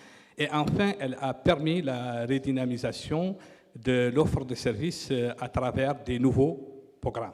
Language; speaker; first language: French; non-native, local second language; Arabic